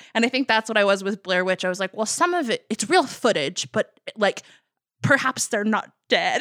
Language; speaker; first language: English; native; English